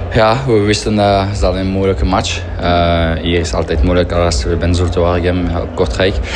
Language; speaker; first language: Dutch; non-native, fluent; French